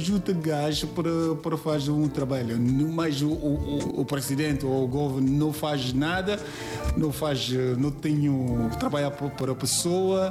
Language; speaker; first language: Portuguese; non-native, learner; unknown